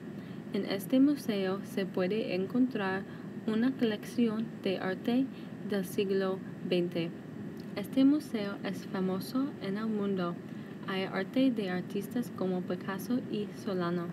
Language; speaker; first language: Spanish; non-native, learner; English